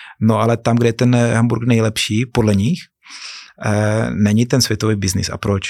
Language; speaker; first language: Czech; native; Czech